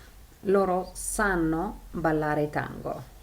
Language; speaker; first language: Italian; non-native, fluent; English